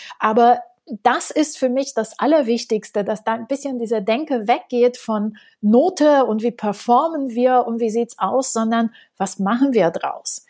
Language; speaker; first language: German; non-native, fluent; Romanian